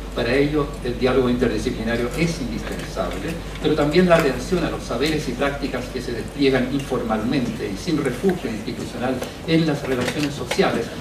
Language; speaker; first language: Spanish; native; Spanish